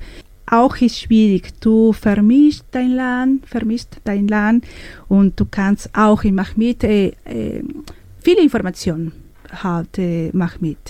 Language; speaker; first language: German; non-native, learner; Spanish